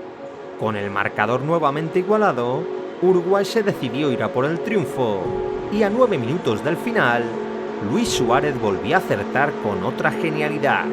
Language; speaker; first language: Spanish; native; Spanish